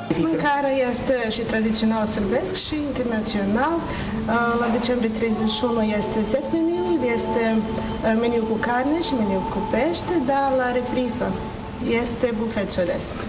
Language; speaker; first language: Romanian; non-native, learner; Serbian